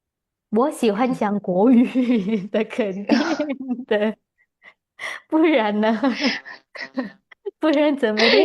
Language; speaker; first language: Chinese; non-native, fluent; Indonesian